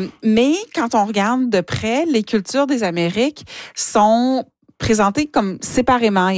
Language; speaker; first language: French; native; French